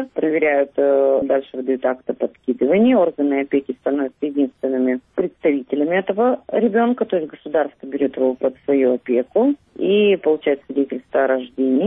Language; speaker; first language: Russian; native; Russian